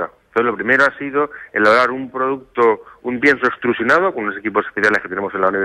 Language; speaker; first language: Spanish; native; Spanish